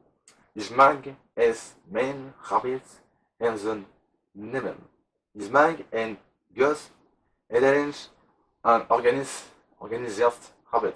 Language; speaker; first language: German; non-native, learner; French